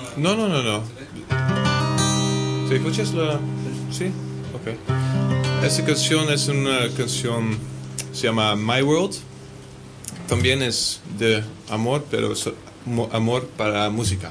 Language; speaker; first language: Spanish; non-native, learner; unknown